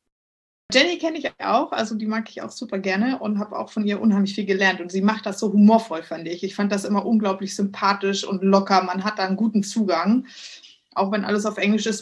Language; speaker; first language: German; native; German